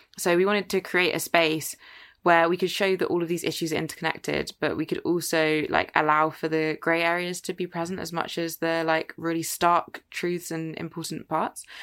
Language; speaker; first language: English; native; English